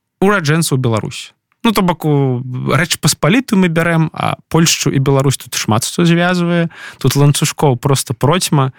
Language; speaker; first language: Belarusian; non-native, local second language; Russian